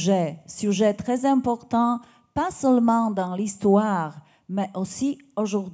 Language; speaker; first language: French; non-native, learner; Polish